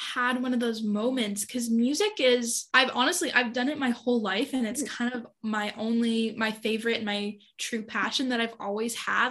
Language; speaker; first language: English; native; English